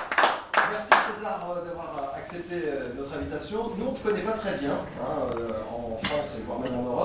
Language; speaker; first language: French; native; French